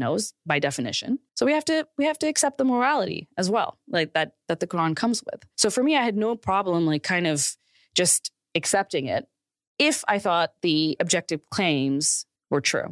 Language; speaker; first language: English; early bilingual, other home language; Urdu